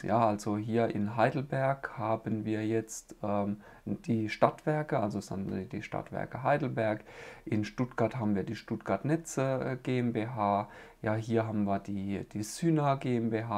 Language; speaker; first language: German; native; German